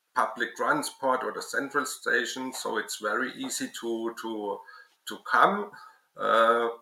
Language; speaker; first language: English; non-native, learner; German